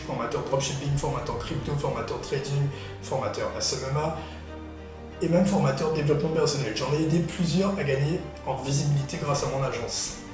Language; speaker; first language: French; native; French